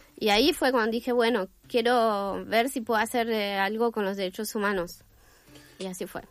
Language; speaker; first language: Spanish; non-native, fluent; French